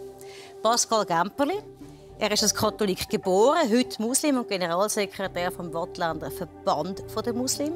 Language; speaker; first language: German; native; German